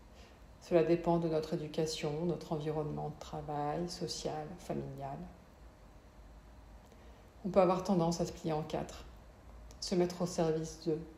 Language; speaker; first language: French; native; French